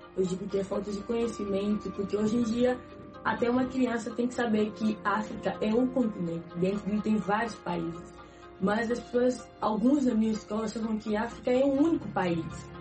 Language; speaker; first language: Portuguese; native; Portuguese